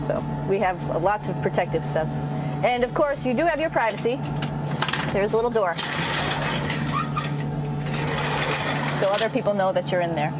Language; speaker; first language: English; native; English